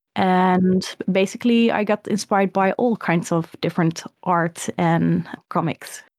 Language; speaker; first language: English; early bilingual, other home language; Dutch